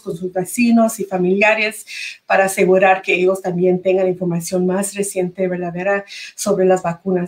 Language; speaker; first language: Spanish; early bilingual, heritage; Spanish